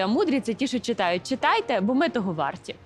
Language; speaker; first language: Ukrainian; native; Ukrainian